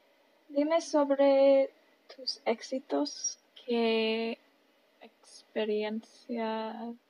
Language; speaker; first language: Spanish; early bilingual, heritage; Spanish